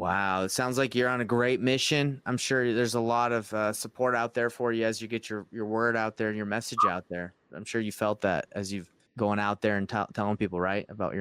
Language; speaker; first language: English; native; English